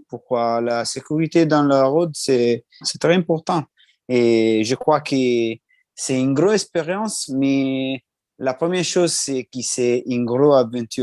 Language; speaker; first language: French; non-native, learner; Italian